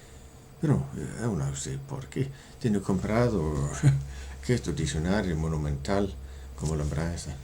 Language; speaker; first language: Portuguese; non-native, learner; Danish